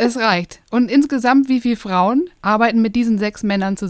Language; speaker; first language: German; native; German